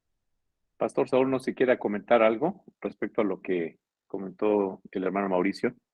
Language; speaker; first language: Spanish; native; Spanish